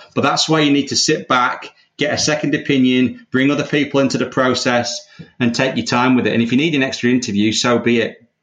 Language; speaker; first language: English; native; English